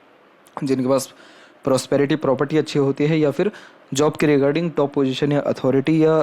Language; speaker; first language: Hindi; native; Hindi